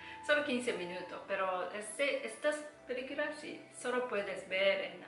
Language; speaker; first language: Spanish; non-native, learner; Japanese